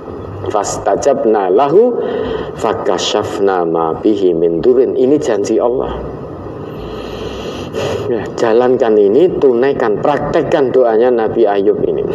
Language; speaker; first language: Indonesian; non-native, local second language; Javanese